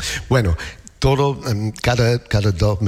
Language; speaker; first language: Spanish; non-native, learner; English